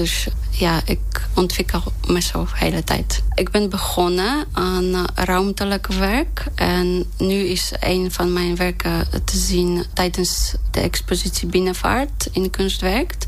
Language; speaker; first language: Dutch; non-native, fluent; Polish